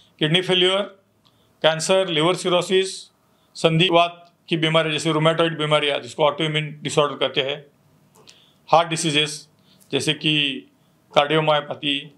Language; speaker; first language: Hindi; non-native, local second language; Marathi